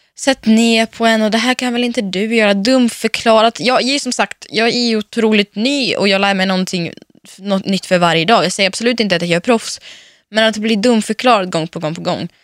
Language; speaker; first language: Swedish; early bilingual, other home language; Russian